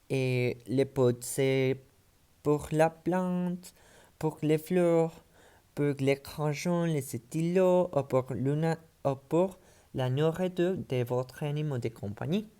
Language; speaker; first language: French; non-native, learner; Spanish